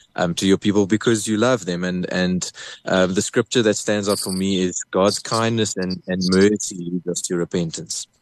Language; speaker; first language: English; native; English